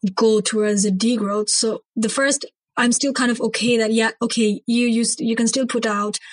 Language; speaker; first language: English; non-native, local second language; Bangla